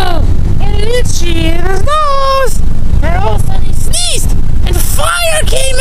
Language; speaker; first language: English; native; English